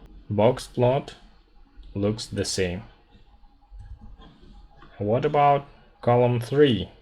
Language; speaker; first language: English; non-native, fluent; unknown